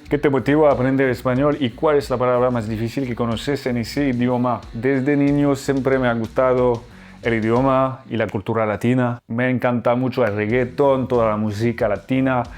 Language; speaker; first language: Spanish; non-native, learner; French